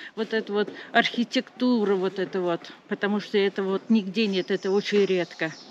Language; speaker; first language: Russian; native; Russian